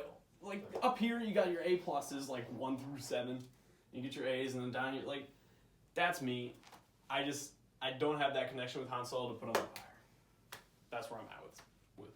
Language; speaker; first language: English; native; English